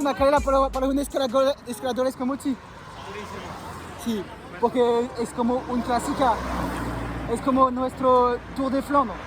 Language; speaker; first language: Spanish; non-native, learner; French